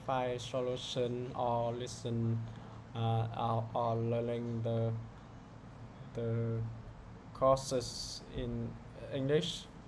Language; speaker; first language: English; non-native, learner; Vietnamese